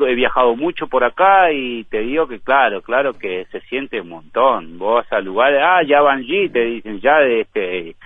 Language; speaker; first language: Spanish; native; Spanish